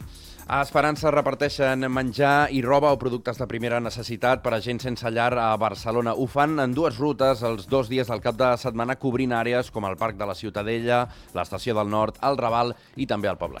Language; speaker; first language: Catalan; native; Catalan